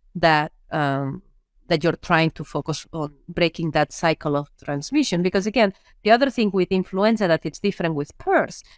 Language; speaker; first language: English; non-native, fluent; Spanish